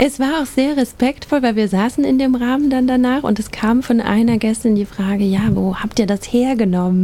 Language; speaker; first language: German; native; German